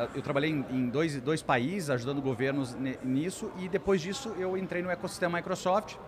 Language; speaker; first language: Portuguese; native; Portuguese